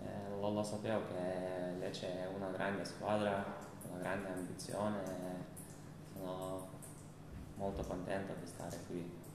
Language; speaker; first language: Italian; non-native, learner; Lithuanian